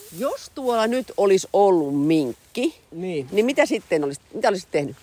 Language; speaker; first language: Finnish; native; Finnish